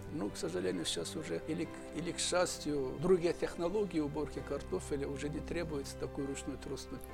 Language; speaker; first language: Russian; non-native, local second language; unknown